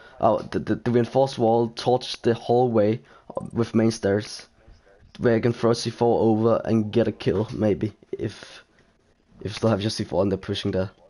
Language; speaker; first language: English; non-native, fluent; Danish